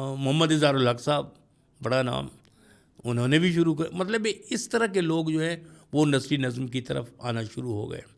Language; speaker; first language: Urdu; non-native, local second language; Pashto